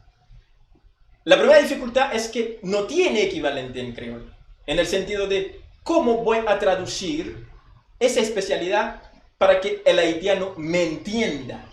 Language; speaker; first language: Spanish; non-native, fluent; Haitian Creole